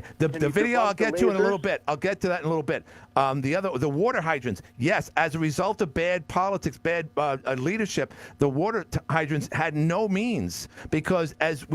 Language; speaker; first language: English; native; English